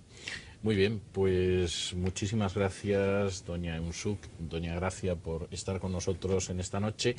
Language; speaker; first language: Spanish; native; Spanish